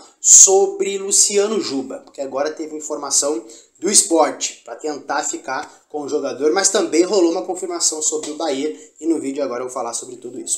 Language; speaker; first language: Portuguese; native; Portuguese